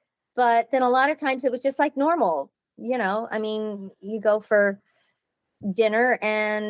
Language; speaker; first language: English; native; English